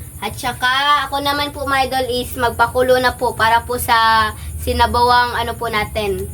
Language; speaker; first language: Filipino; non-native, local second language; Cebuano